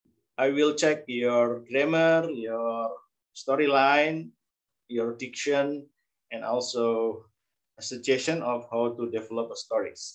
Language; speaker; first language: English; non-native, learner; Indonesian